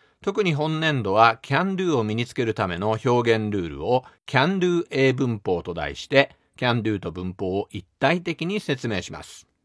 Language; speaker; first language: Japanese; native; Japanese